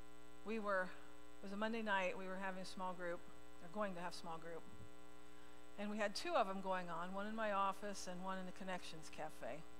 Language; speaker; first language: English; native; English